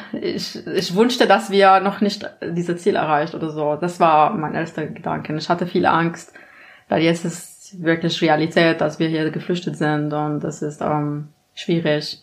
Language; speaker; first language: German; non-native, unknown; Arabic